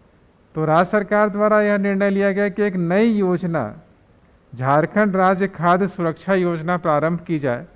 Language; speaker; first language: Hindi; native; Hindi